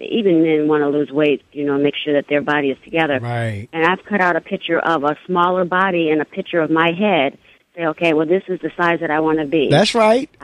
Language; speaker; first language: English; native; English